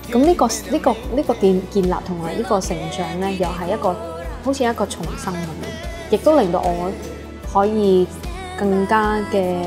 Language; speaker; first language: Cantonese; non-native, fluent; Chinese